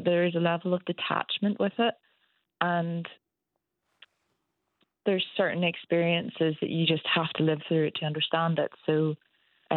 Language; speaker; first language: English; native; English